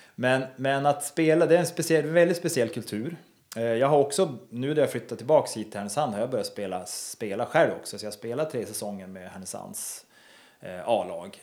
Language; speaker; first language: Swedish; native; Swedish